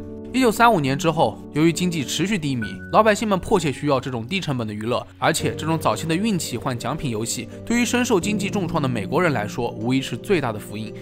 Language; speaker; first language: Chinese; native; Chinese